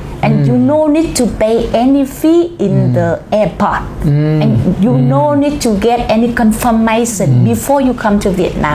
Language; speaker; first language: English; non-native, learner; Vietnamese